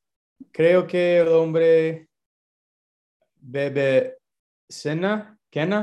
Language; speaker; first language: Spanish; non-native, learner; English